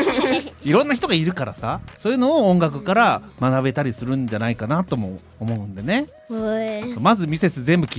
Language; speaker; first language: Japanese; native; Japanese